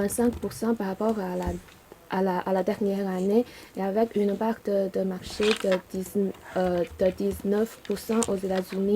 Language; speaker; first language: French; non-native, learner; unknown